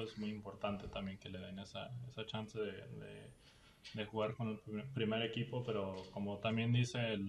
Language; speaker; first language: Spanish; early bilingual, heritage; Spanish